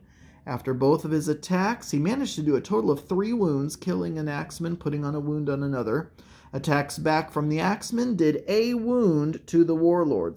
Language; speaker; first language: English; native; English